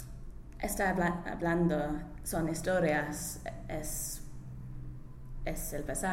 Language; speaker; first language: Spanish; non-native, learner; English